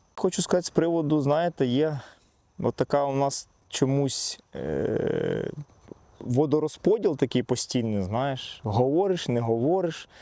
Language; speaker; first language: Ukrainian; non-native, local second language; Russian